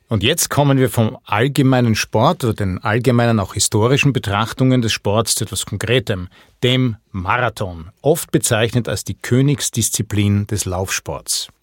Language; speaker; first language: German; native; German